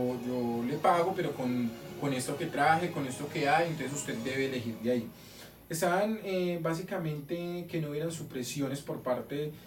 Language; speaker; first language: Spanish; native; Spanish